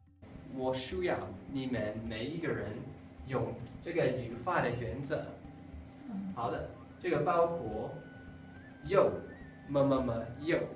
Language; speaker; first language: Chinese; non-native, learner; English